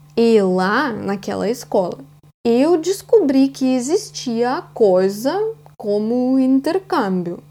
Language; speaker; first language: Portuguese; non-native, fluent; Russian